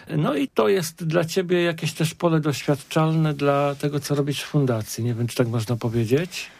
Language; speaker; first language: Polish; native; Polish